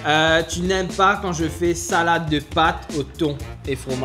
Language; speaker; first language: French; non-native, local second language; Morisyen